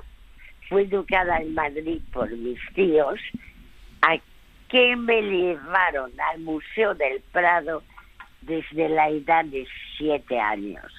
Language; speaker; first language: Spanish; early bilingual, other home language; French